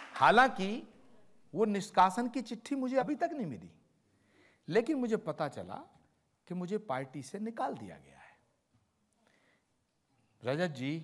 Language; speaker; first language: Hindi; native; Hindi